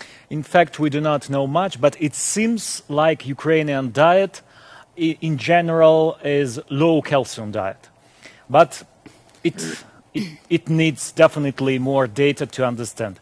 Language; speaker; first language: English; non-native, fluent; Ukrainian